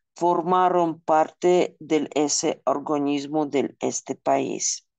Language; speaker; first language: Spanish; non-native, fluent; Russian